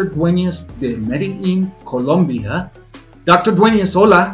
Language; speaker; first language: Spanish; non-native, learner; English